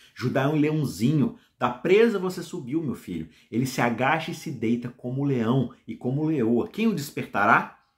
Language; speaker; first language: Portuguese; native; Portuguese